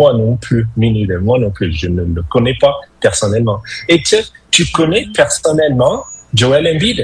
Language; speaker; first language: French; non-native, fluent; English